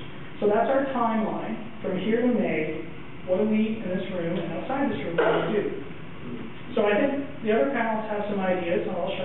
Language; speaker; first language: English; native; English